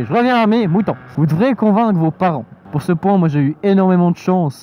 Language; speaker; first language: French; native; French